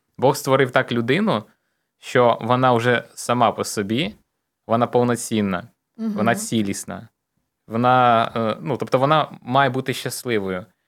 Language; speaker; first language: Ukrainian; non-native, local second language; Russian